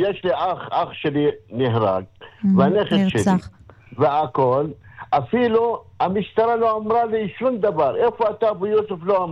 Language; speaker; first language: Hebrew; non-native, local second language; Arabic